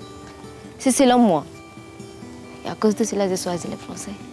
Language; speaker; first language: French; non-native, fluent; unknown